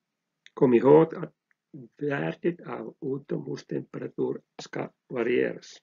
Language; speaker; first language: Swedish; non-native, local second language; Finnish